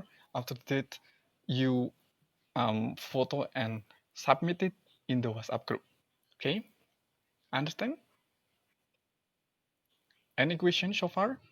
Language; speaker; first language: English; non-native, learner; Indonesian